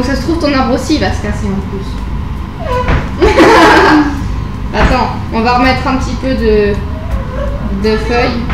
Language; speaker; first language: French; native; French